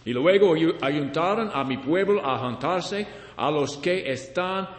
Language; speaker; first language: Spanish; non-native, learner; English